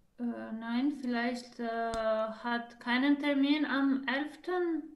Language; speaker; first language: German; non-native, learner; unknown